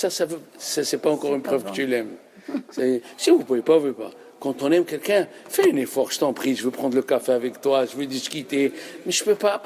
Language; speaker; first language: French; native; French